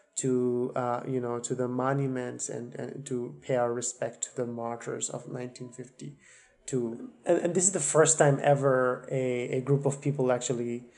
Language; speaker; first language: English; non-native, fluent; Bangla